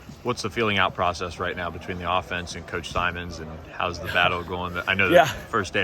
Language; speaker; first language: English; native; English